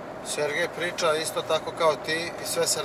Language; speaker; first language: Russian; non-native, learner; Serbian